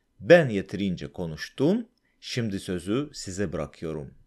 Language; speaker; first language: Turkish; non-native, fluent; Russian